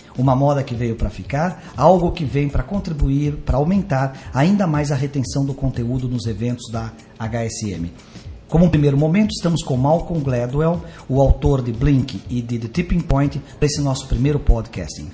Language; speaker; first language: Portuguese; native; Portuguese